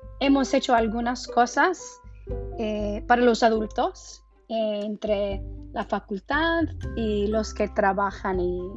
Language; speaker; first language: Spanish; non-native, fluent; English